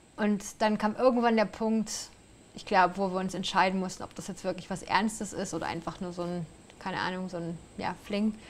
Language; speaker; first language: German; native; German